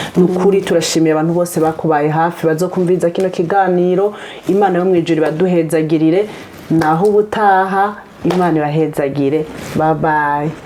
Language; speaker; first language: Rundi; native; Rundi